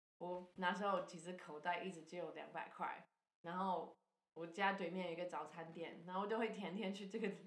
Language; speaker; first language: Chinese; non-native, fluent; English